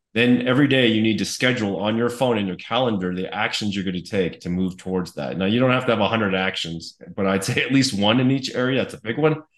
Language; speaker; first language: English; native; English